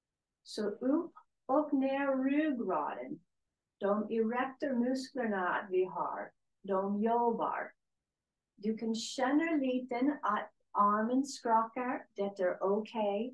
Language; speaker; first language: Swedish; non-native, learner; English